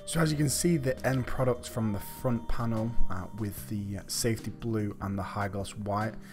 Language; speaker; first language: English; native; English